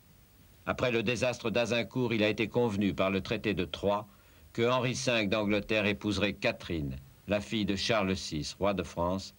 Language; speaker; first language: French; native; French